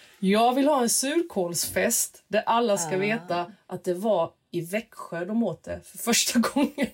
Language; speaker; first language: Swedish; early bilingual, other home language; Macedonian